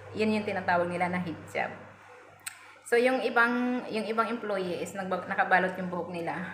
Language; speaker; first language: Filipino; non-native, local second language; Cebuano